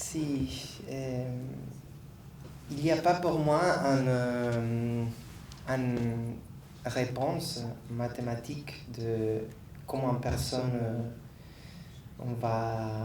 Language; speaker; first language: French; non-native, learner; Spanish